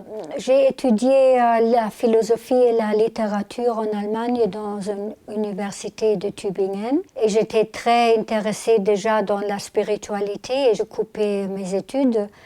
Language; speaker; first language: French; non-native, fluent; German